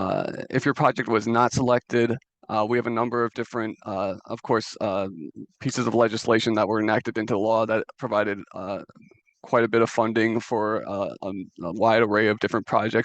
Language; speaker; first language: English; native; English